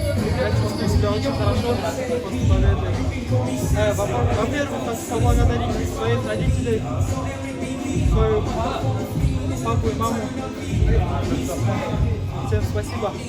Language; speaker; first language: Russian; non-native, local second language; Kyrgyz